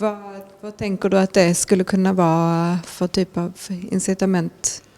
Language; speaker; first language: Swedish; native; Swedish